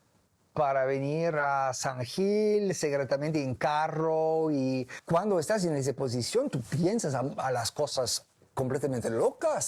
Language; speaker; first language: Spanish; non-native, learner; English